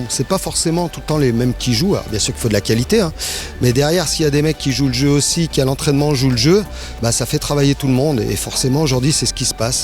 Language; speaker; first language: French; native; French